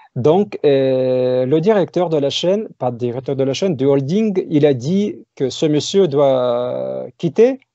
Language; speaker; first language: French; non-native, fluent; Russian